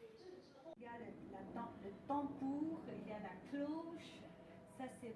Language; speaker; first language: French; non-native, fluent; Chinese